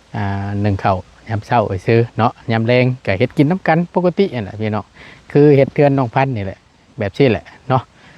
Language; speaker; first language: Lao; native; Lao